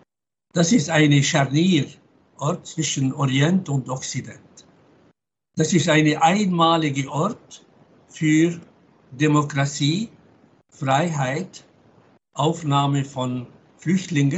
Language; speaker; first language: German; non-native, fluent; Arabic